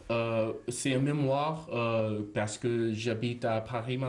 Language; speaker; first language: French; non-native, learner; English